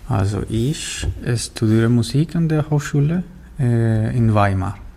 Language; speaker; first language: German; non-native, learner; Spanish